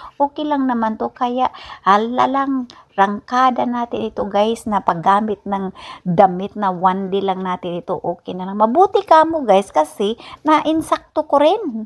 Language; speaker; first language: Filipino; non-native, local second language; Cebuano